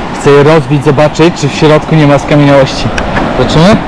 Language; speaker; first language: Polish; native; Polish